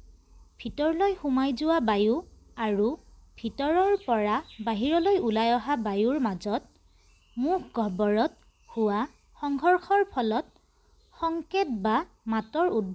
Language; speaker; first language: Assamese; native; Assamese